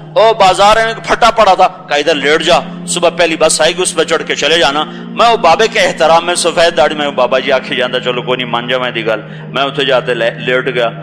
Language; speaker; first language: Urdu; non-native, local second language; Punjabi